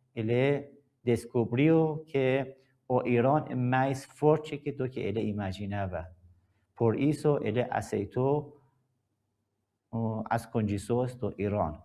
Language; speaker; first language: Portuguese; non-native, learner; Persian